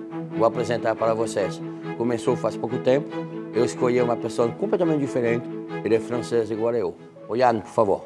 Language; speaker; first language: Portuguese; non-native, fluent; French